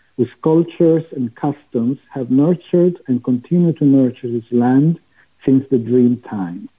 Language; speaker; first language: English; non-native, fluent; Italian